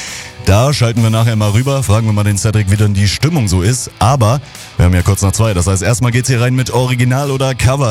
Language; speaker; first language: German; native; German